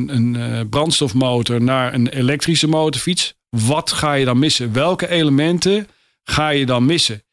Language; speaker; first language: Dutch; native; Dutch